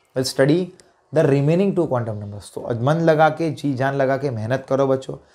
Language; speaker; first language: Hindi; non-native, local second language; Gujarati